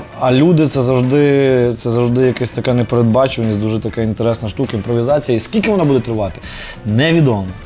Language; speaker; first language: Ukrainian; native; Ukrainian